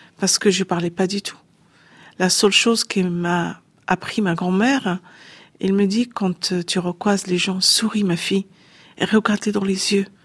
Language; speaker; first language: French; non-native, fluent; Arabic